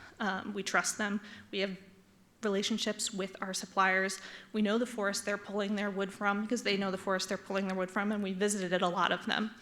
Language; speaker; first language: English; native; English